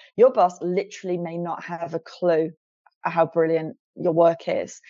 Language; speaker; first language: English; native; English